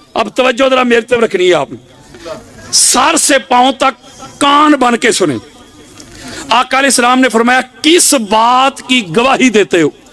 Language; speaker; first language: Urdu; non-native, local second language; Punjabi